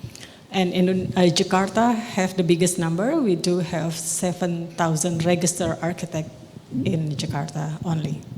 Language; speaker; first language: English; non-native, local second language; Indonesian